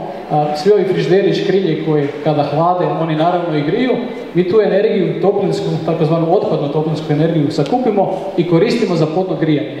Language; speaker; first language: Croatian; native; Croatian